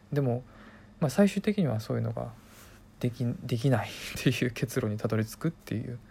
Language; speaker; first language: Japanese; non-native, fluent; Korean